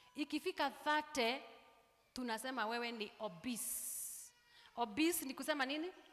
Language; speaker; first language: Swahili; non-native, local second language; Kikuyu